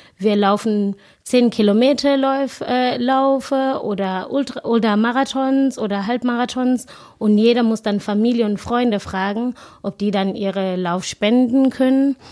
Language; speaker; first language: German; non-native, fluent; Zulu